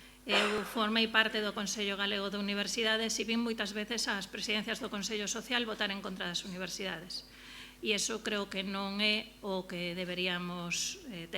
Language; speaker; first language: Galician; native; Galician